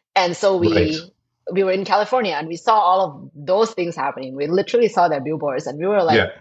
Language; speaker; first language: English; non-native, fluent; Thai